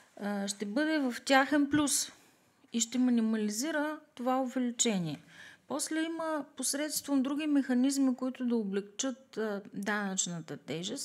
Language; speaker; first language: Bulgarian; native; Bulgarian